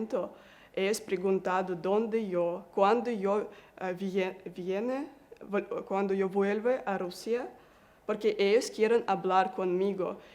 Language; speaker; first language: Spanish; non-native, learner; Russian